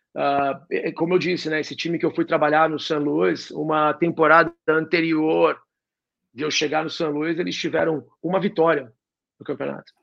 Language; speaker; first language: Portuguese; native; Portuguese